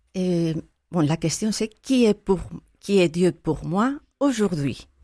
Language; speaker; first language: French; non-native, fluent; Spanish